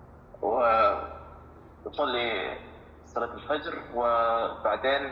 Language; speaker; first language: Arabic; non-native, learner; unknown